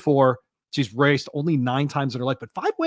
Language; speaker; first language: English; native; English